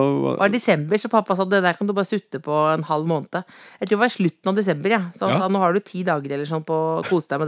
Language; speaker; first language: Norwegian; native; Norwegian